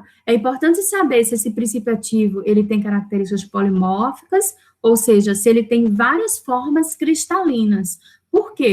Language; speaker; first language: Portuguese; native; Portuguese